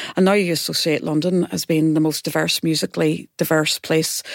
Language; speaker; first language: English; native; English